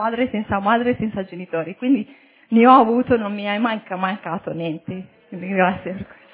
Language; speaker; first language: Italian; early bilingual, other home language; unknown